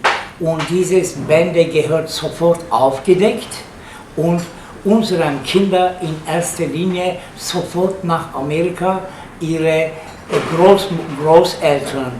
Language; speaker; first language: German; non-native, learner; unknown